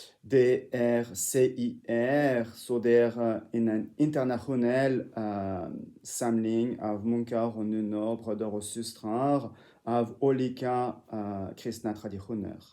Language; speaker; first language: Swedish; non-native, fluent; French